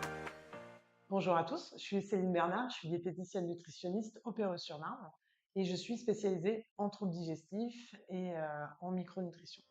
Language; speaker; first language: French; native; French